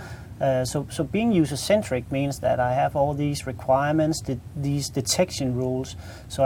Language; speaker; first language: English; non-native, fluent; Danish